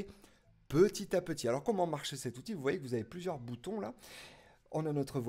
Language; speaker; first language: French; native; French